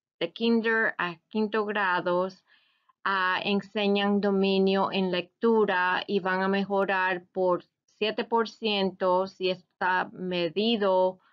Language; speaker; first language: Spanish; non-native, fluent; English